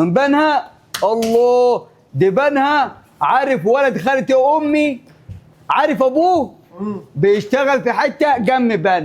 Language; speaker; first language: Arabic; native; Arabic